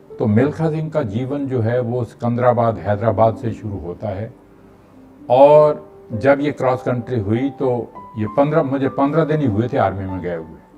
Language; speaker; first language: Urdu; non-native, local second language; Punjabi